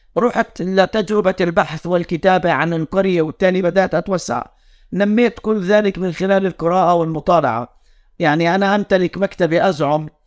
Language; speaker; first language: Arabic; native; Arabic